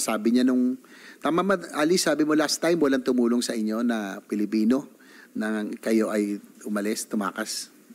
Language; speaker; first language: Filipino; native; Filipino